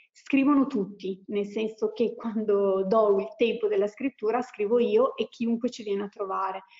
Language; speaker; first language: Italian; native; Italian